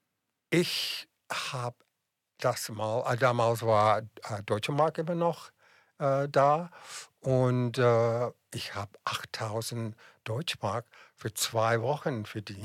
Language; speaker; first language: German; non-native, fluent; English